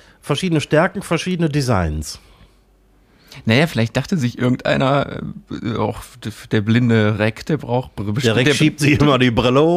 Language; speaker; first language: German; native; German